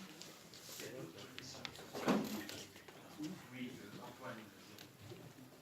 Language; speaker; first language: French; native; French